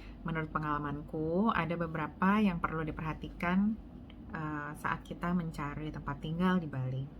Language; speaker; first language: Indonesian; native; Indonesian